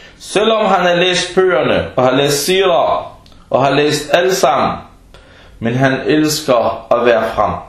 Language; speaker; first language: Danish; early bilingual, other home language; Arabic